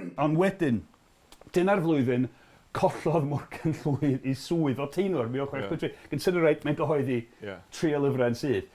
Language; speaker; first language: Welsh; non-native, fluent; English